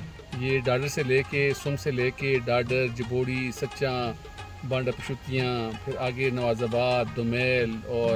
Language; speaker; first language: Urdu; non-native, local second language; Northern Hindko